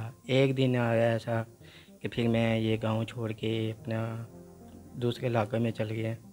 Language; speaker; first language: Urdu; non-native, local second language; Punjabi